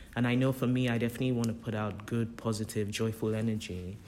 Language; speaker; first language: English; native; English